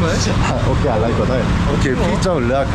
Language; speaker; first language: Thai; non-native, fluent; Korean